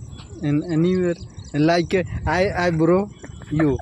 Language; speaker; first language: English; non-native, learner; Hindi